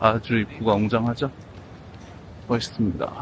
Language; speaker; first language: Korean; native; Korean